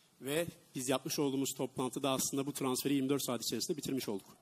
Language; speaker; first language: Turkish; native; Turkish